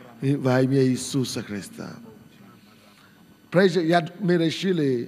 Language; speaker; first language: Russian; non-native, fluent; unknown